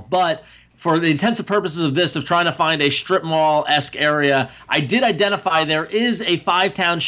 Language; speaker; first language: English; native; English